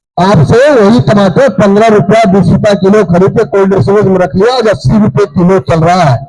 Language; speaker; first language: Hindi; native; Hindi